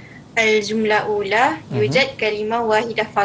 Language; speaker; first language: Arabic; non-native, learner; Malay